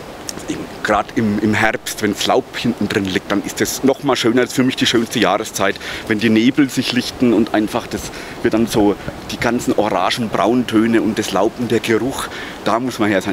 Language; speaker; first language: German; native; German